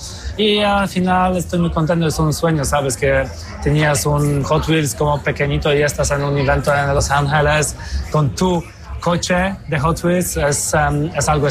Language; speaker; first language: Spanish; non-native, fluent; Polish